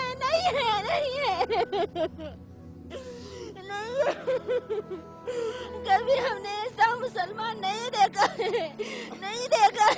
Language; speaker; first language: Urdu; non-native, local second language; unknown